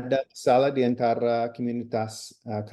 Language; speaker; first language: Indonesian; non-native, fluent; English